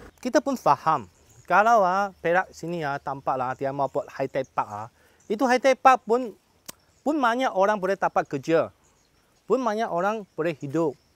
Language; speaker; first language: Malay; non-native, local second language; Cantonese